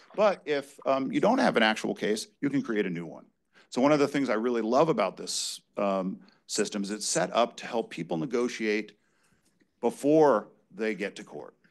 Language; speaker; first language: English; native; English